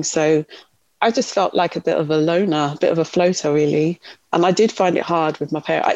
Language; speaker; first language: English; native; English